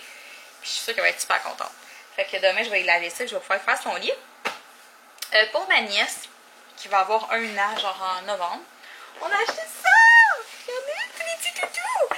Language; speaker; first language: French; native; French